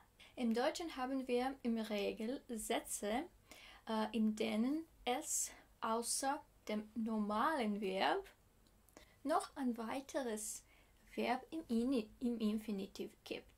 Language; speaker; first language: German; non-native, fluent; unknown